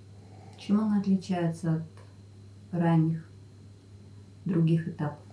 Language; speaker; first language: Russian; native; Russian